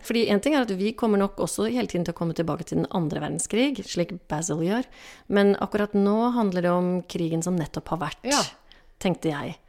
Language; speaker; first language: Norwegian; native; Norwegian